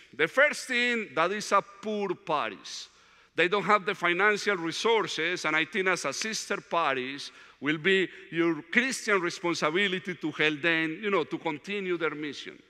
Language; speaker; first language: English; non-native, fluent; Spanish